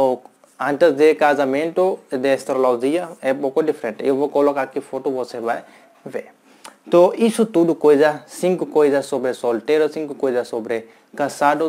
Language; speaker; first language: Portuguese; non-native, learner; Hindi